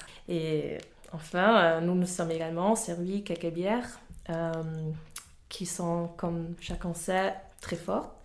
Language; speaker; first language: French; non-native, fluent; German